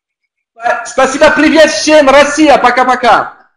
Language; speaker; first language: Russian; non-native, learner; French